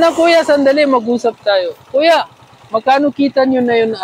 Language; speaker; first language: Filipino; non-native, learner; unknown